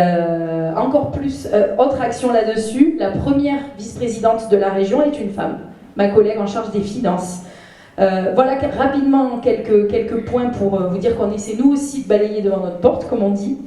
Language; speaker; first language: French; native; French